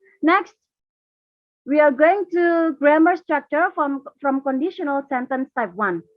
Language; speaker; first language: English; non-native, learner; Indonesian